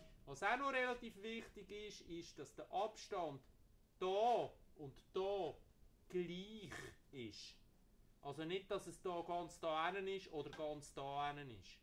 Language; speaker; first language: German; native; German